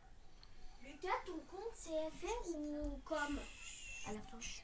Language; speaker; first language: French; native; French